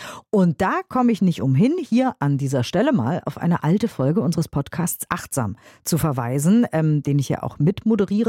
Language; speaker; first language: German; native; German